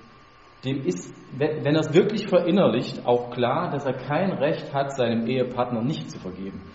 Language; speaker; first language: German; native; German